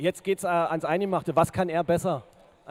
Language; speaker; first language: German; native; German